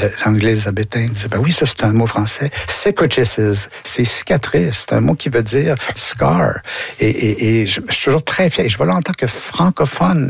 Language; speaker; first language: French; native; French